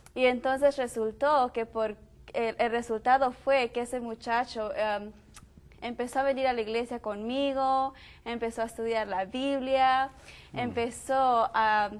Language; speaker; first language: Spanish; native; Spanish